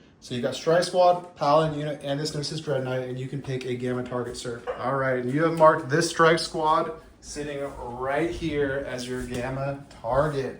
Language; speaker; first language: English; native; English